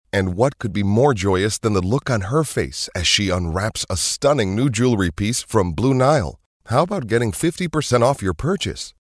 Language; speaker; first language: English; native; English